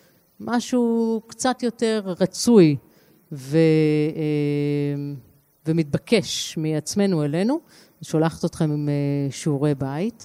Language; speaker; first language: Hebrew; native; Hebrew